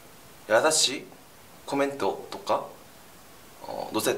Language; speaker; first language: Japanese; non-native, learner; Korean